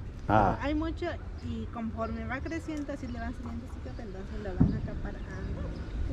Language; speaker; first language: Spanish; native; Spanish